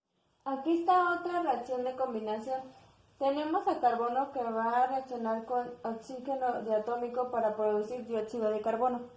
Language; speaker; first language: Spanish; native; Spanish